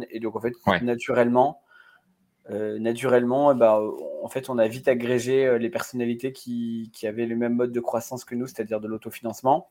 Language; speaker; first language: French; native; French